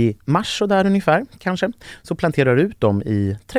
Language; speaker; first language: Swedish; native; Swedish